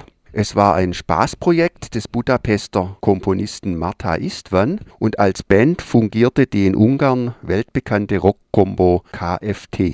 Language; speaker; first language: German; native; German